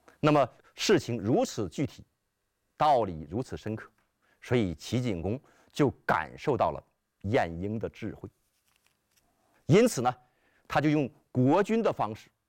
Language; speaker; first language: Chinese; native; Chinese